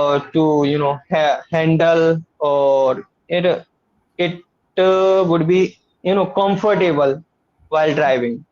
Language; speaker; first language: English; non-native, learner; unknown